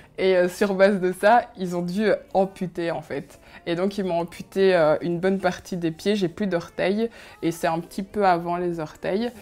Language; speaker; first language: French; early bilingual, other home language; Kinyarwanda